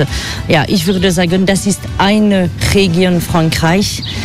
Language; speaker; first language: German; non-native, learner; French